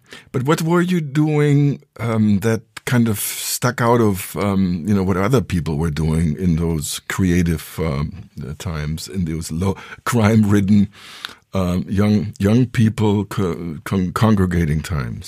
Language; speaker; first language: English; non-native, fluent; German